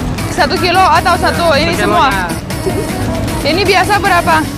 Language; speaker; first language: Indonesian; non-native, fluent; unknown